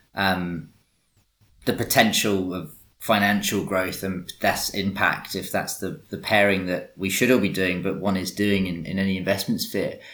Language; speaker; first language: English; native; English